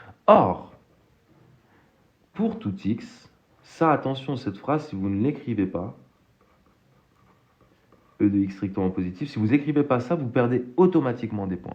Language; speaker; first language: French; native; French